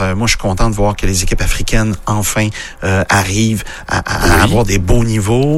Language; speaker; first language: French; native; French